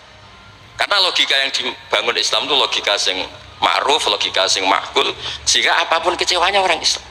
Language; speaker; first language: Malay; non-native, local second language; Javanese